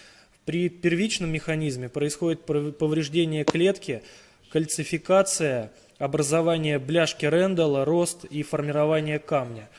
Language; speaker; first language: Russian; native; Russian